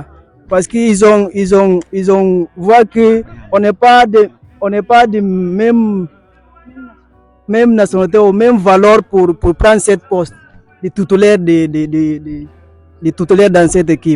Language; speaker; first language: French; non-native, learner; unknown